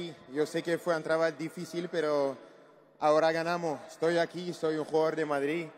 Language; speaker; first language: Spanish; non-native, learner; French